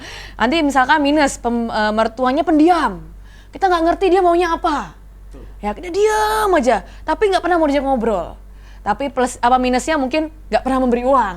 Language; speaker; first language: Indonesian; native; Indonesian